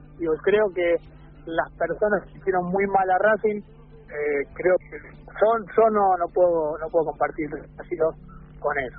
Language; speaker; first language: Spanish; native; Spanish